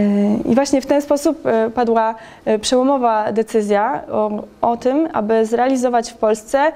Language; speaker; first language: Polish; native; Polish